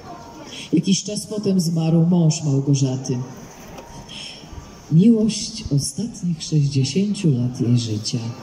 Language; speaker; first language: Polish; native; Polish